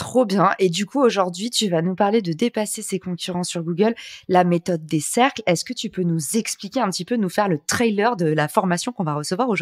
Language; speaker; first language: French; native; French